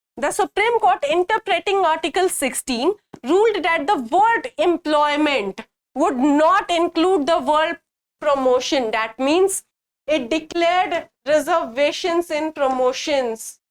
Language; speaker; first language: English; non-native, local second language; Hindi